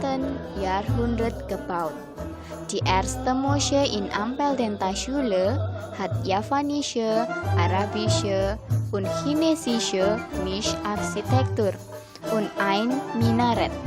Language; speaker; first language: German; non-native, learner; Indonesian